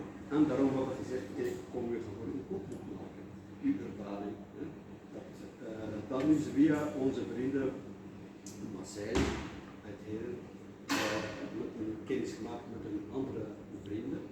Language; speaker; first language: Dutch; non-native, learner; Kurdish